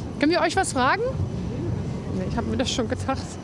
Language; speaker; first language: German; native; German